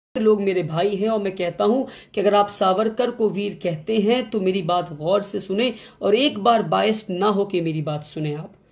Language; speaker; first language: Hindi; non-native, local second language; Kannada